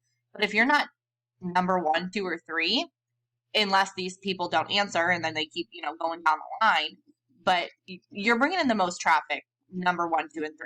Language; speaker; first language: English; native; English